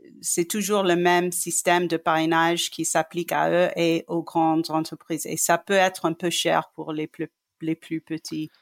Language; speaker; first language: French; non-native, fluent; English